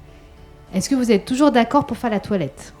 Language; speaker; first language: French; native; French